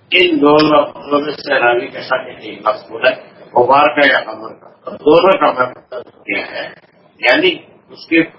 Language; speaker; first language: Urdu; non-native, local second language; Pashto